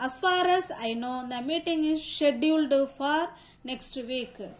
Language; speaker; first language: English; non-native, local second language; Tamil